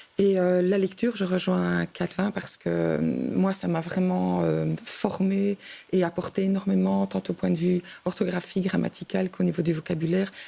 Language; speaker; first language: French; native; French